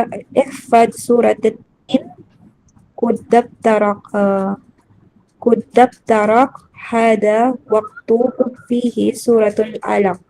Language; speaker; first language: Arabic; non-native, learner; Filipino